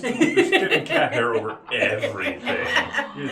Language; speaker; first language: English; native; English